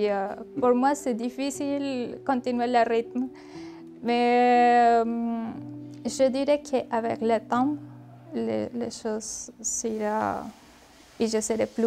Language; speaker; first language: French; non-native, learner; Spanish